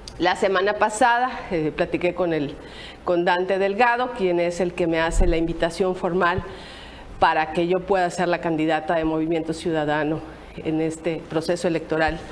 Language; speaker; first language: Spanish; native; Spanish